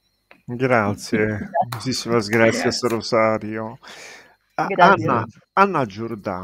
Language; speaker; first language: Spanish; non-native, learner; Italian